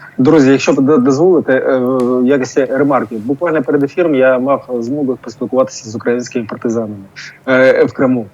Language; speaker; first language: Ukrainian; non-native, local second language; Russian